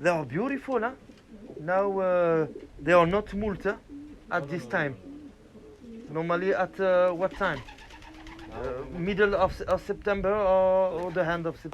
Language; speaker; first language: English; non-native, learner; French